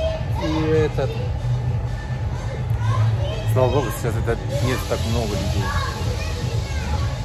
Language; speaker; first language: Russian; non-native, learner; Turkish